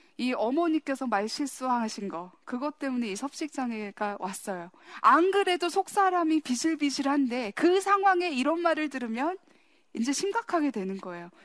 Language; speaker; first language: Korean; early bilingual, heritage; Korean